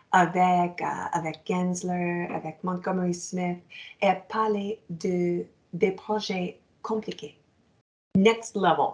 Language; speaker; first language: French; non-native, fluent; English